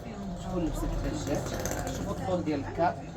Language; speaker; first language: Arabic; native; Arabic